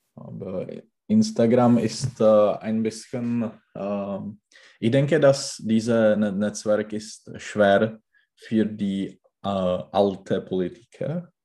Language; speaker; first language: German; non-native, learner; Czech